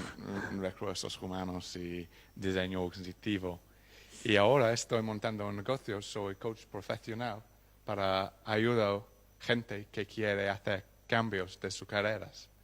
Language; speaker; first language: Spanish; non-native, learner; English